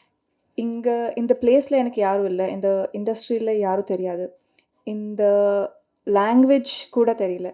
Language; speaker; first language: Tamil; non-native, learner; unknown